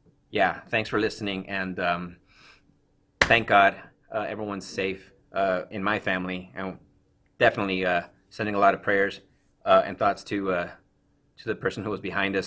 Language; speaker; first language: English; native; English